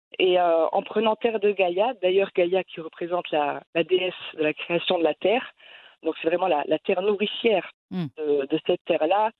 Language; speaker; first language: French; native; French